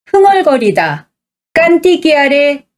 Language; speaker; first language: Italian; non-native, fluent; Korean